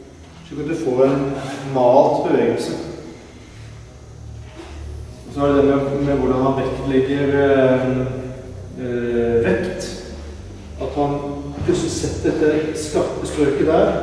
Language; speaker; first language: Norwegian; native; Norwegian